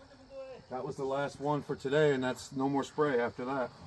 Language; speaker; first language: English; native; English